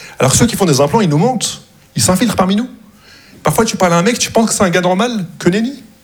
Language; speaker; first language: French; non-native, local second language; Arabic